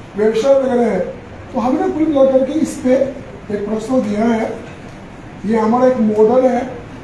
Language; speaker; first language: Hindi; native; Hindi